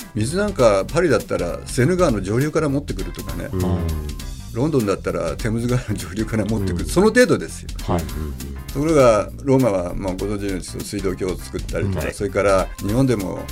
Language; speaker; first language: Japanese; native; Japanese